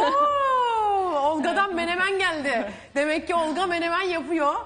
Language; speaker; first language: Turkish; native; Turkish